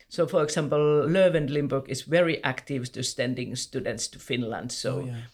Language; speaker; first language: English; non-native, fluent; Finnish